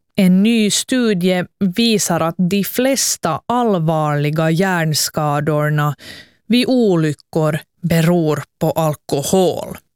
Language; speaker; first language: Swedish; native; Swedish